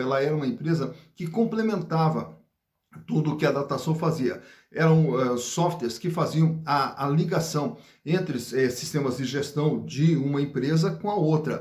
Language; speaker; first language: Portuguese; native; Portuguese